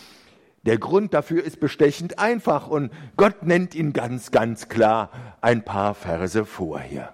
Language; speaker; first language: German; native; German